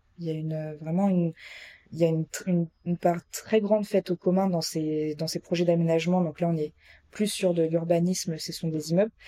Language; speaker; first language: French; native; French